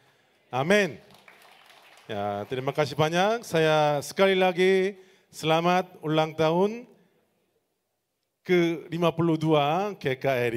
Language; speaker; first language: Indonesian; non-native, learner; Korean